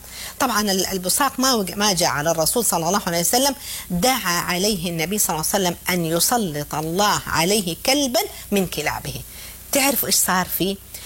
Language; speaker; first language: Arabic; native; Arabic